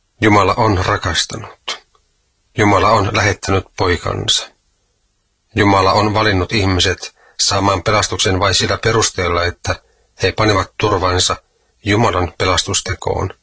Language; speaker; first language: Finnish; native; Finnish